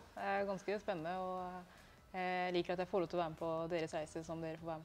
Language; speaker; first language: Norwegian; early bilingual, other home language; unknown